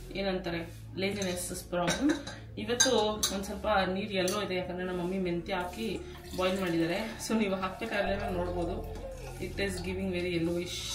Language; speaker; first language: Kannada; native; Kannada